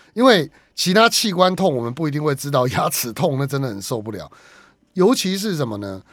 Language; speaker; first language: Chinese; native; Chinese